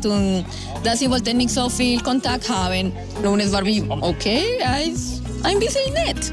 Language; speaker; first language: German; non-native, learner; Spanish